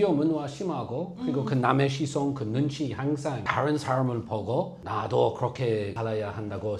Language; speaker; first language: Korean; non-native, fluent; English